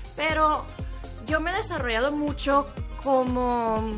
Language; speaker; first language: Spanish; early bilingual, heritage; Spanish